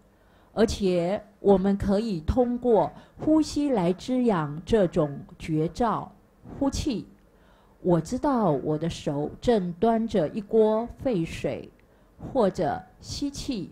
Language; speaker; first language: Chinese; native; Chinese